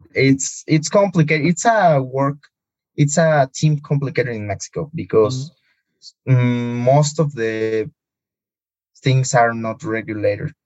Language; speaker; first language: English; non-native, learner; Spanish